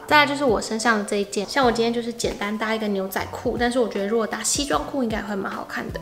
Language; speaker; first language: Chinese; native; Chinese